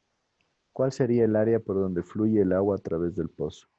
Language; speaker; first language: Spanish; native; Spanish